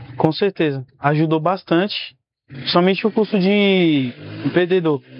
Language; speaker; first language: Portuguese; native; Portuguese